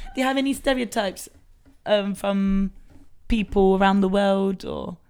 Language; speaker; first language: English; early bilingual, other home language; Spanish